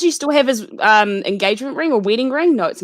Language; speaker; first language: English; native; English